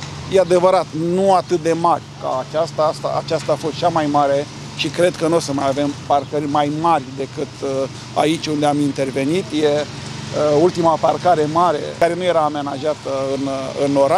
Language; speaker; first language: Romanian; native; Romanian